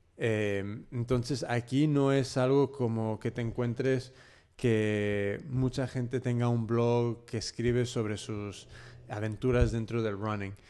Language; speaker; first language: Spanish; early bilingual, heritage; Spanish